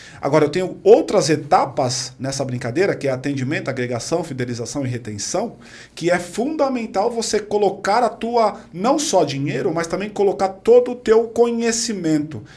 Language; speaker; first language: Portuguese; native; Portuguese